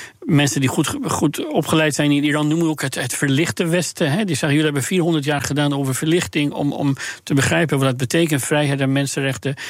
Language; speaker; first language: Dutch; non-native, fluent; Persian